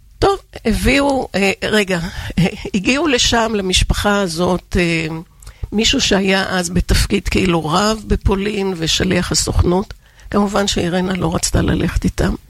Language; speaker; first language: Hebrew; early bilingual, other home language; Yiddish